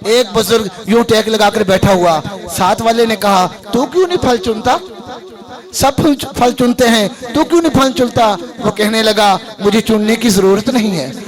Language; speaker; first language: Urdu; non-native, local second language; Punjabi